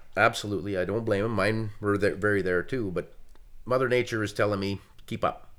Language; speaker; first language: English; native; English